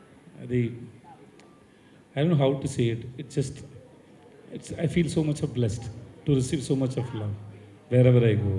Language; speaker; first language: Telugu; non-native, learner; Tamil